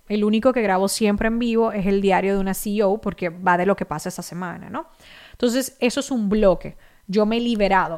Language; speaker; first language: Spanish; native; Spanish